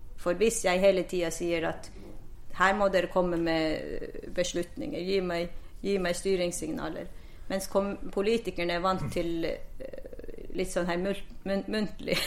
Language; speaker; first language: Norwegian; non-native, local second language; Northern Sami